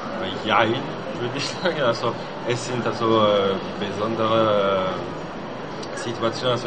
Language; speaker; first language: German; non-native, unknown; French